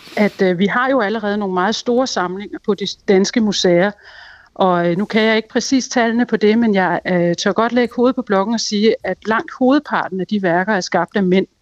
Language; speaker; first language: Danish; native; Danish